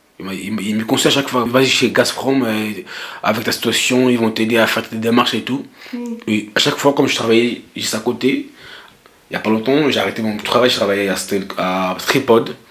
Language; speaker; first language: French; non-native, local second language; Lingala